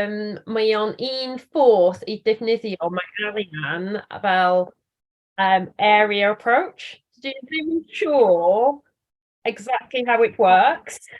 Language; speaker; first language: Welsh; non-native, learner; English